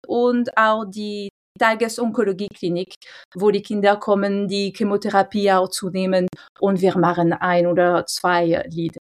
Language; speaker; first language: German; non-native, fluent; French